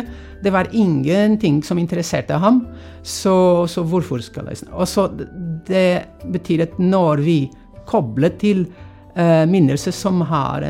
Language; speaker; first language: Norwegian; non-native, fluent; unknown